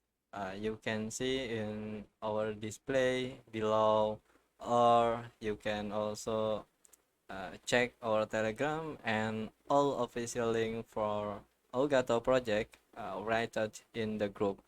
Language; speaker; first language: English; non-native, learner; Indonesian